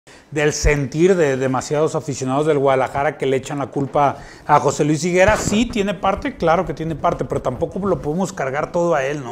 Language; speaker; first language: Spanish; native; Spanish